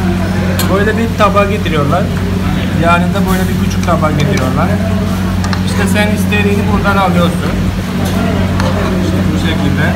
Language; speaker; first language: Turkish; non-native, fluent; Malayalam